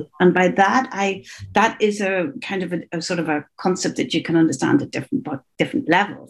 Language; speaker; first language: English; native; English